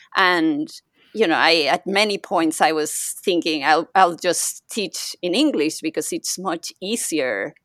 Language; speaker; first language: English; non-native, fluent; Spanish